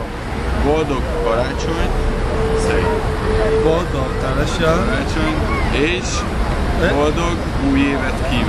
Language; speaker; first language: Hungarian; non-native, learner; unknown